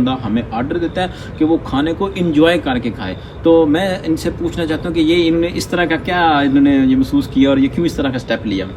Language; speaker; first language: Urdu; native; Urdu